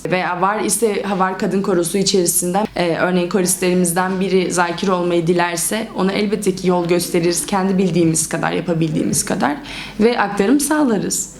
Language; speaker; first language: Turkish; native; Turkish